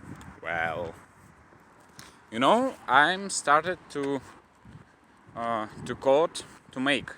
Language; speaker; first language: English; non-native, learner; Russian